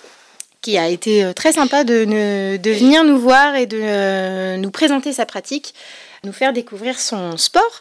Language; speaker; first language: French; native; French